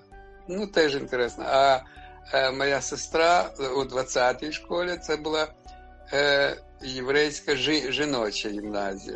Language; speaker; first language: Ukrainian; non-native, local second language; Russian